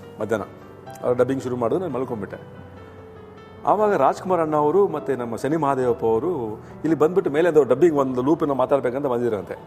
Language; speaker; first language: Kannada; native; Kannada